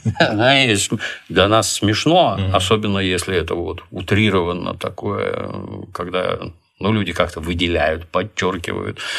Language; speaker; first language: Russian; native; Russian